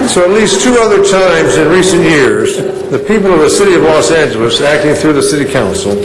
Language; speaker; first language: English; native; English